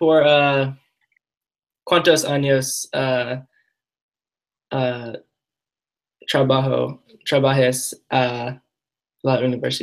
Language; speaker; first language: Spanish; non-native, learner; English